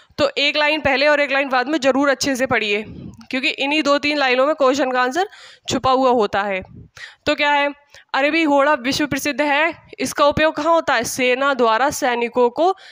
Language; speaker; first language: Hindi; native; Hindi